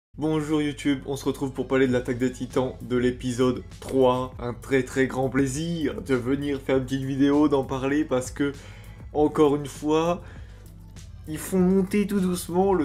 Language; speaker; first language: French; native; French